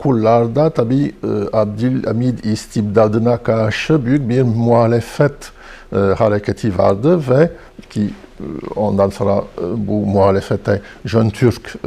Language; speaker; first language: Turkish; non-native, fluent; French